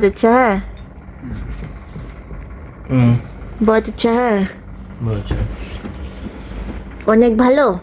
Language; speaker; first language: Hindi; non-native, learner; Bangla